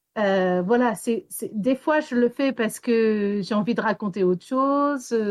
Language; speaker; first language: French; early bilingual, heritage; English